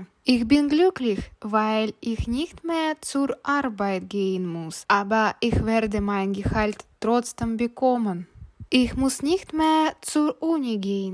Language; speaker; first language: German; non-native, fluent; Russian